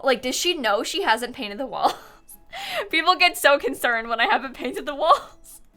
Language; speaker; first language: English; native; English